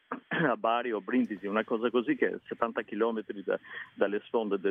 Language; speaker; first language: Italian; non-native, fluent; Albanian